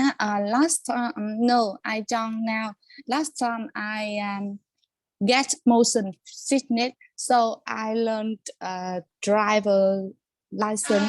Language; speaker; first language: English; non-native, learner; Vietnamese